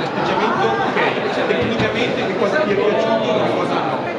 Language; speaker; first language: Italian; native; Italian